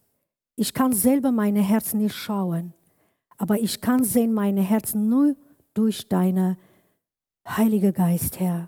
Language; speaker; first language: German; non-native, learner; Kurdish